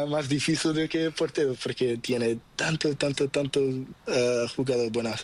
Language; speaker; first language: Spanish; non-native, learner; Portuguese